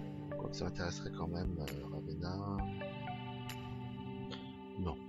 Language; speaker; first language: French; native; French